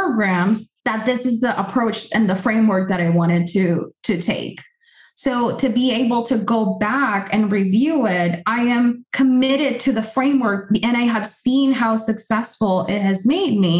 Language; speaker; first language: English; non-native, fluent; Spanish